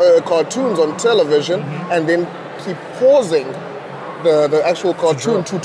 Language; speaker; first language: English; non-native, local second language; Xhosa